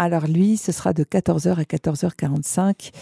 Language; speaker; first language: French; native; French